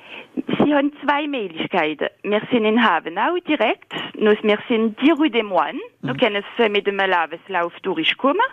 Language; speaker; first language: German; non-native, local second language; French